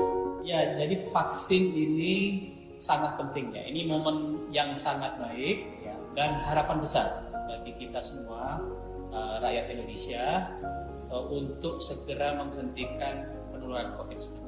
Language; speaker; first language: Indonesian; native; Indonesian